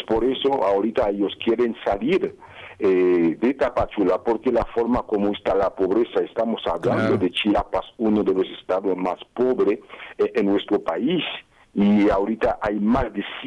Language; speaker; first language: Spanish; non-native, fluent; Haitian Creole